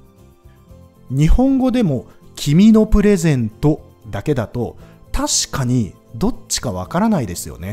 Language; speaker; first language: Japanese; native; Japanese